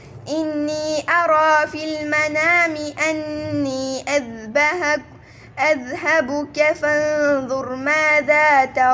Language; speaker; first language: Arabic; non-native, fluent; Uzbek